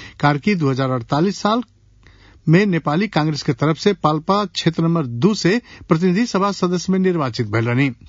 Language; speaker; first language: Bhojpuri; non-native, local second language; Nepali